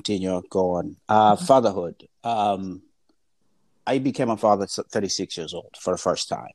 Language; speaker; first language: English; non-native, local second language; Swahili